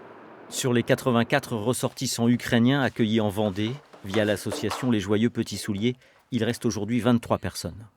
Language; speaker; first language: French; native; French